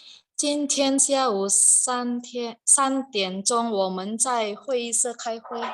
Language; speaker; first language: Chinese; non-native, learner; Indonesian